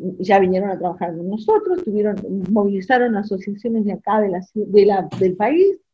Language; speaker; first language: Spanish; non-native, local second language; German